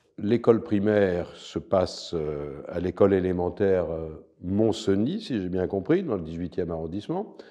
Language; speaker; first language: French; native; French